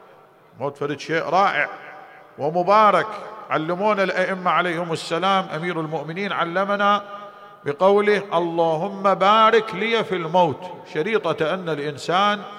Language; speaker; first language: Arabic; native; Arabic